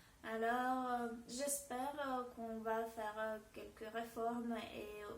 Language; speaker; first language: French; non-native, fluent; Russian